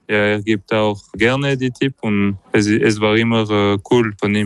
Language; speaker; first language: German; non-native, local second language; French